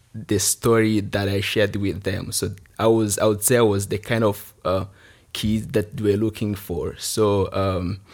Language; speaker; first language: English; non-native, local second language; Kinyarwanda